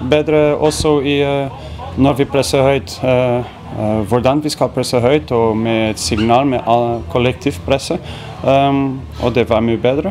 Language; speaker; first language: Norwegian; non-native, fluent; Portuguese